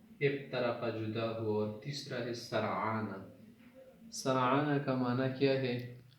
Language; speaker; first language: Urdu; non-native, local second language; Pashto